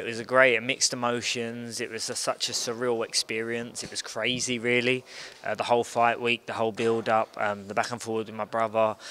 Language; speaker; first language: English; native; English